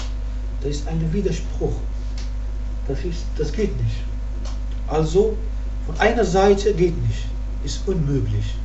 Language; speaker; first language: German; non-native, learner; Arabic